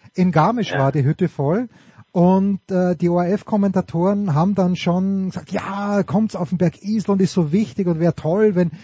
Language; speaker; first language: German; native; German